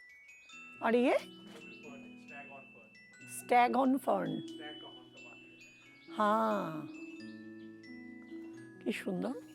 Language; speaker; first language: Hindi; non-native, local second language; Bangla